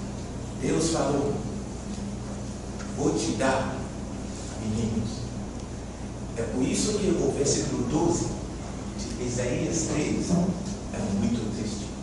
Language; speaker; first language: Portuguese; non-native, fluent; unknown